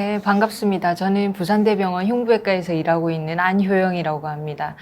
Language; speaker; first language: Korean; native; Korean